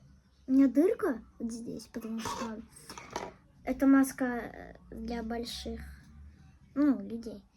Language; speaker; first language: Russian; non-native, local second language; Armenian